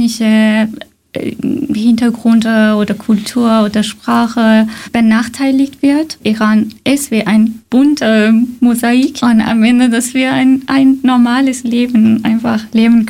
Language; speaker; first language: German; non-native, fluent; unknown